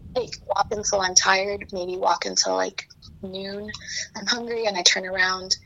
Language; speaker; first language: English; early bilingual, other home language; Chinese